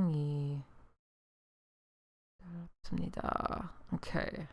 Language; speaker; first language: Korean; non-native, learner; English